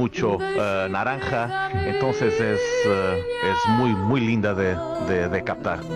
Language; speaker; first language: Spanish; non-native, fluent; Portuguese